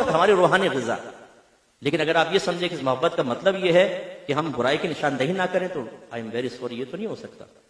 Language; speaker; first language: Urdu; native; Urdu